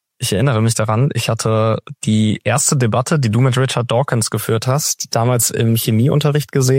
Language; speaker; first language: German; native; German